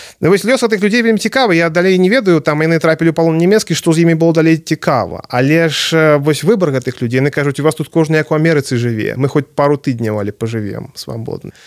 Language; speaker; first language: Belarusian; native; Belarusian